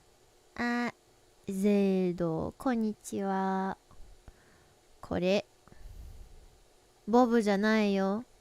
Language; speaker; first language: Japanese; non-native, learner; English